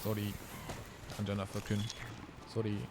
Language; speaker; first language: Japanese; non-native, learner; German